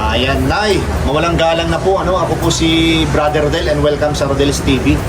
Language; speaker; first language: Filipino; native; Filipino